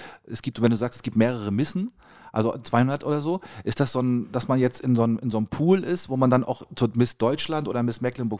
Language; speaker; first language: German; native; German